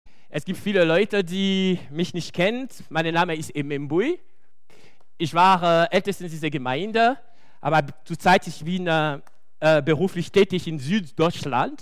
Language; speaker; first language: German; non-native, fluent; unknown